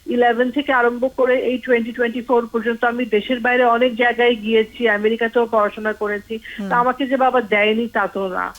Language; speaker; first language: Bangla; native; Bangla